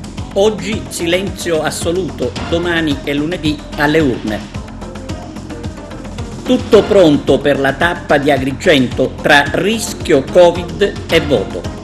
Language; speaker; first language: Italian; native; Italian